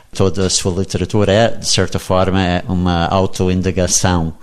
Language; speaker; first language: Portuguese; non-native, fluent; English